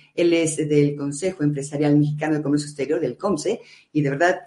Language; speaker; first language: Spanish; non-native, fluent; Vietnamese